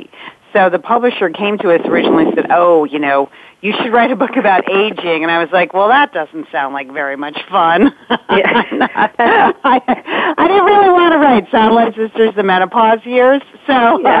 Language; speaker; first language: English; native; English